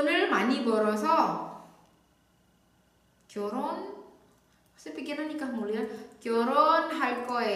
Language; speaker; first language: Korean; non-native, fluent; Indonesian